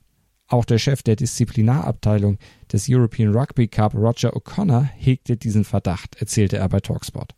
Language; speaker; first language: German; native; German